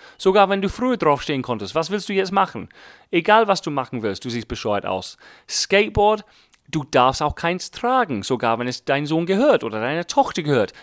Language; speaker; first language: German; non-native, fluent; English